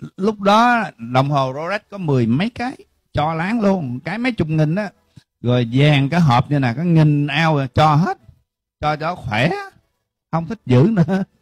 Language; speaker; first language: Vietnamese; early bilingual, heritage; Vietnamese